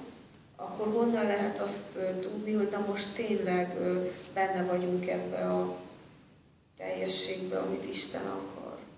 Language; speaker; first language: Hungarian; native; Hungarian